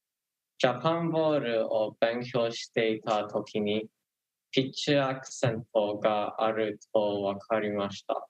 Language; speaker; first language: Japanese; non-native, learner; English